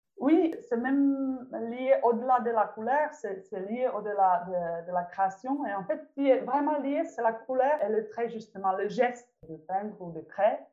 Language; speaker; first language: French; non-native, fluent; Czech